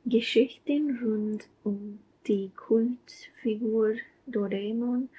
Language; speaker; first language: German; non-native, learner; English